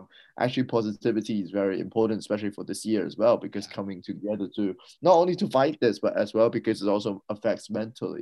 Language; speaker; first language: English; non-native, local second language; Cantonese